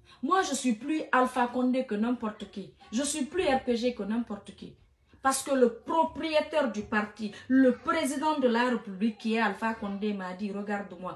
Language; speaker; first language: French; non-native, local second language; Fula